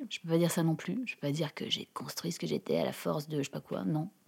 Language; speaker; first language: French; native; French